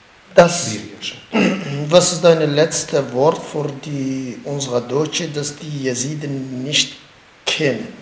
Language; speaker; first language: German; non-native, learner; Kurdish